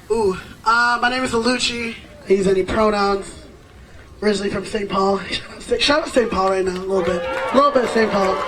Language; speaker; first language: English; early bilingual, other home language; Yoruba